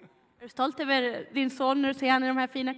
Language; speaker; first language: Swedish; native; Swedish